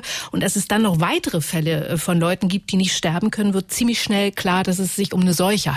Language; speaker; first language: German; native; German